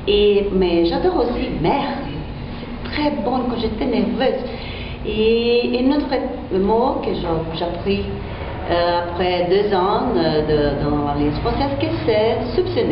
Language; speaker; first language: French; non-native, learner; Portuguese